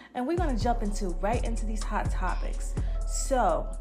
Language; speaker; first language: English; native; English